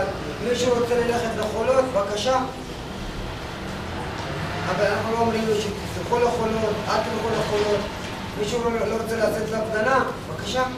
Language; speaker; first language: Hebrew; non-native, fluent; Tigrinya